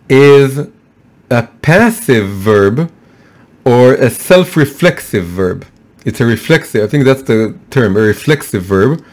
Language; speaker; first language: English; non-native, fluent; Hebrew